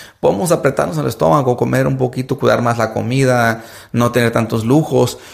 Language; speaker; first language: Spanish; early bilingual, heritage; Spanish